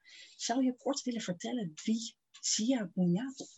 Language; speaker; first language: Dutch; native; Dutch